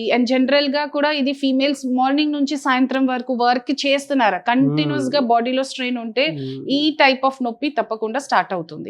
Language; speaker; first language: Telugu; non-native, local second language; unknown